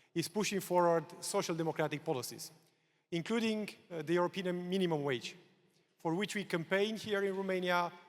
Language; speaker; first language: English; non-native, fluent; Romanian